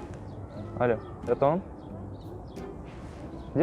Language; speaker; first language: Russian; non-native, local second language; Kazakh